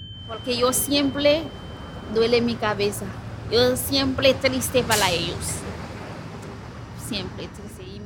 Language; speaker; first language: Spanish; non-native, learner; Haitian Creole